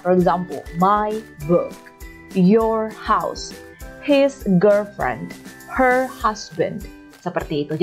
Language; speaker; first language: English; non-native, fluent; Indonesian